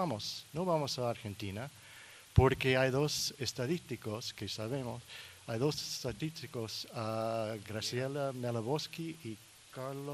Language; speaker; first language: Spanish; non-native, learner; English